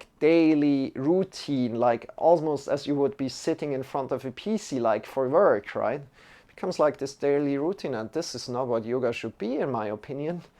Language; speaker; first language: English; non-native, fluent; German